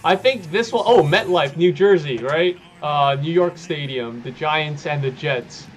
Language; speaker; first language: English; native; English